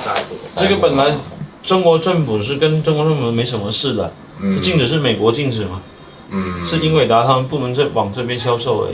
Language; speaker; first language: Chinese; native; Chinese